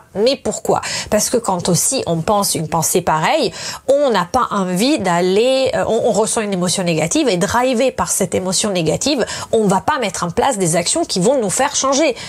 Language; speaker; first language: French; non-native, fluent; Italian